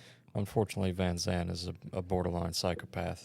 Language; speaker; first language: English; native; English